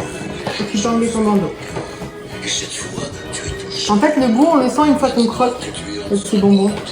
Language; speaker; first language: French; native; French